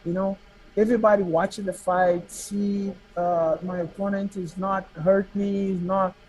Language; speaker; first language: English; non-native, learner; Portuguese